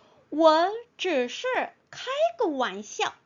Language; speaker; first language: Chinese; non-native, fluent; Korean